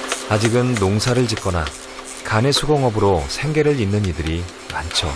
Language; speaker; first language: Korean; native; Korean